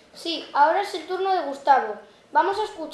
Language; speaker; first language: Spanish; native; Spanish